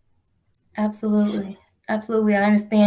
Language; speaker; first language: English; native; English